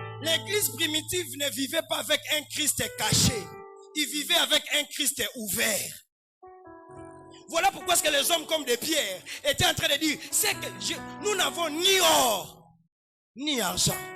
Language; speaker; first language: French; non-native, local second language; Lingala